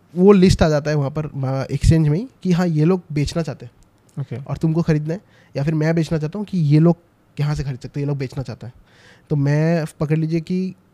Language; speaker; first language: Hindi; non-native, local second language; Assamese